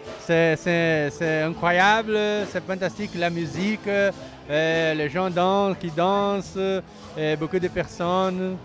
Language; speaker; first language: French; non-native, local second language; English